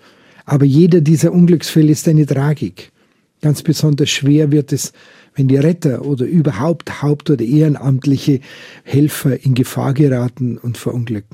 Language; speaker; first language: German; native; German